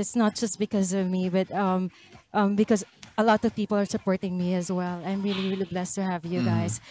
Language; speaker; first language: English; non-native, local second language; Filipino